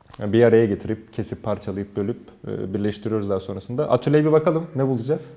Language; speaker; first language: Turkish; native; Turkish